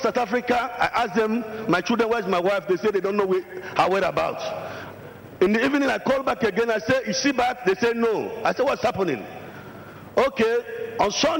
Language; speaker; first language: English; non-native, local second language; Igbo